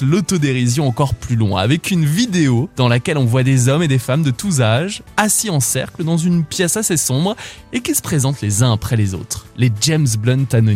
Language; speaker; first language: French; native; French